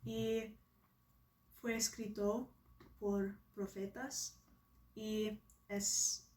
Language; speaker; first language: Spanish; non-native, learner; English